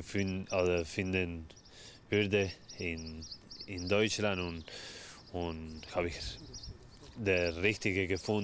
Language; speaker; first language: German; non-native, learner; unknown